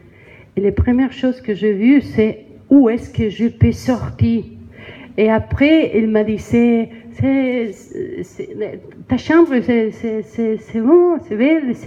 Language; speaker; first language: French; non-native, learner; Spanish